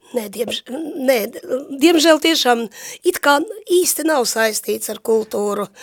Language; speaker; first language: Latvian; native; Latvian